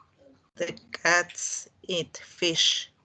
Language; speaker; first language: English; non-native, learner; Spanish